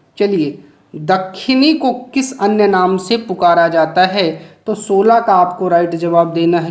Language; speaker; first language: Hindi; native; Hindi